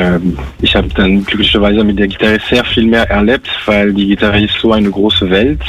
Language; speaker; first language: German; non-native, fluent; French